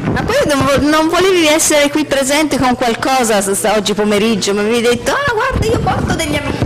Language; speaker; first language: Italian; native; Italian